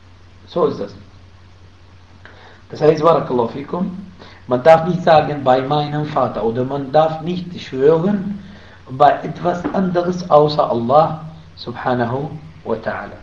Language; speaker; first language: German; non-native, fluent; Arabic